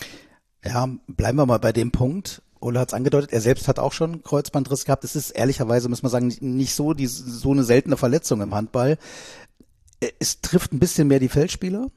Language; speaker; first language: German; native; German